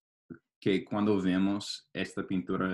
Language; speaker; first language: Spanish; non-native, learner; English